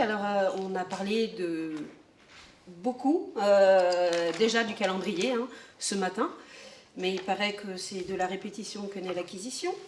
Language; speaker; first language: French; native; French